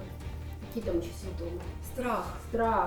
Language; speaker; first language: Russian; native; Russian